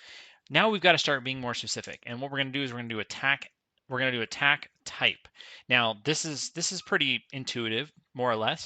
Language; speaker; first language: English; native; English